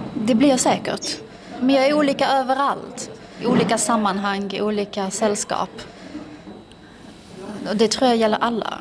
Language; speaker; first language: Swedish; early bilingual, other home language; Persian